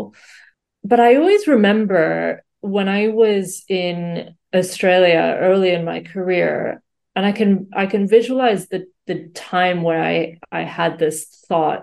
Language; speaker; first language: English; native; English